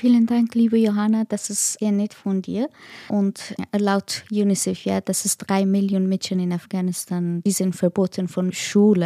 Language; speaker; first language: German; non-native, learner; Persian